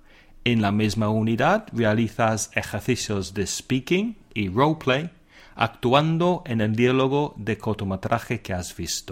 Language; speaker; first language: Spanish; non-native, fluent; English